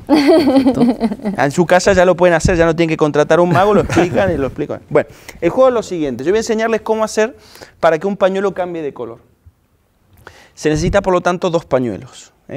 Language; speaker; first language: Spanish; native; Spanish